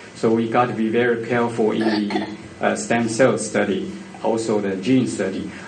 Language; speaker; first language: English; non-native, fluent; Chinese